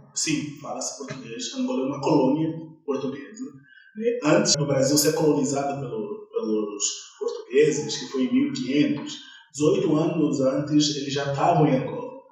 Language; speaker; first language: Portuguese; non-native, local second language; Kongo